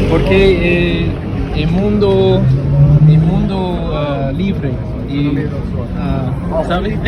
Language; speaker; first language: Portuguese; non-native, learner; English